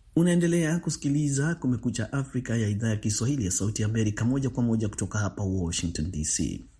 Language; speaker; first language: Swahili; non-native, local second language; Kikuyu